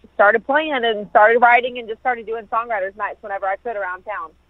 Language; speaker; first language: English; native; English